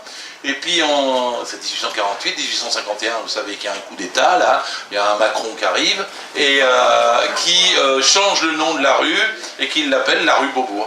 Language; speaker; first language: French; native; French